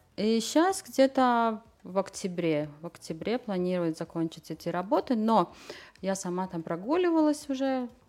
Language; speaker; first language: Russian; non-native, local second language; Latvian